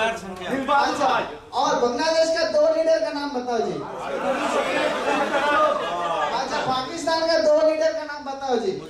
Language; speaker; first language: Hindi; non-native, local second language; Tamil